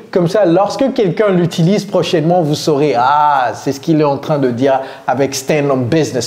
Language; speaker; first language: French; native; French